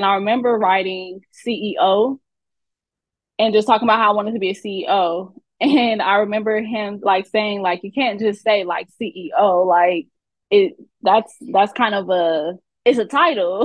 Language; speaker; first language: English; native; English